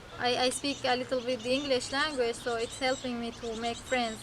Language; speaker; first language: English; non-native, fluent; Arabic